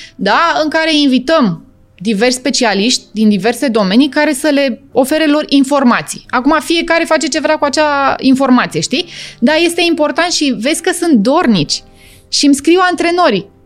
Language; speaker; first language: Romanian; native; Romanian